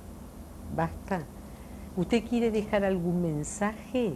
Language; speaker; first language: Spanish; native; Spanish